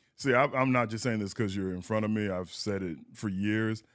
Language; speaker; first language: English; native; English